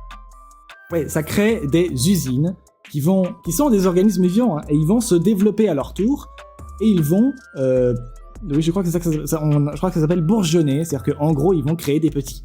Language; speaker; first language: French; native; French